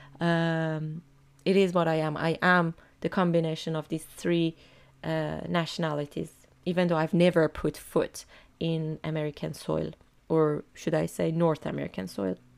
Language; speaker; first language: English; non-native, fluent; Persian